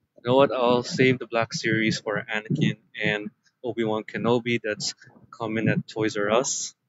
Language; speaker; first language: English; native; English